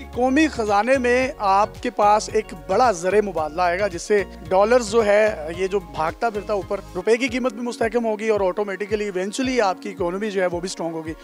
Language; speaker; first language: Urdu; non-native, local second language; Punjabi